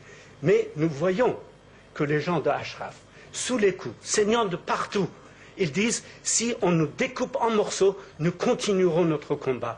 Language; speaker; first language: French; native; French